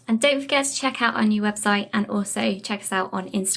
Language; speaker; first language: English; native; English